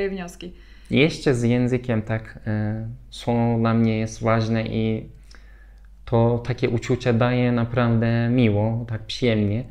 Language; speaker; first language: Polish; non-native, learner; Turkish